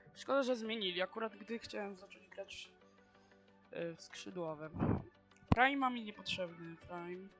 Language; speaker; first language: Polish; native; Polish